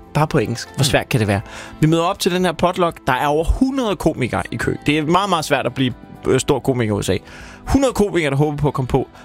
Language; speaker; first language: Danish; native; Danish